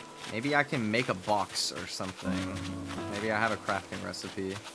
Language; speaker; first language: English; native; English